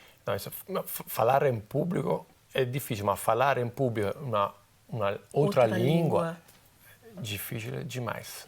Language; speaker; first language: Portuguese; non-native, fluent; Italian